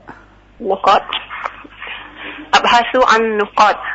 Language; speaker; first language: Arabic; non-native, learner; Indonesian